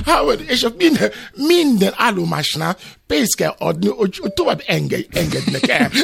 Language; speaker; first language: Hungarian; non-native, fluent; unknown